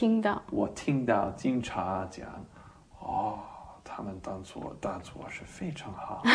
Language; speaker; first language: Chinese; non-native, learner; English